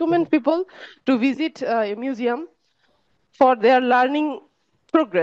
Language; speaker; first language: English; non-native, learner; Bangla